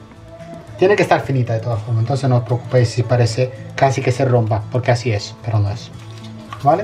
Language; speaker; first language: Spanish; non-native, fluent; Italian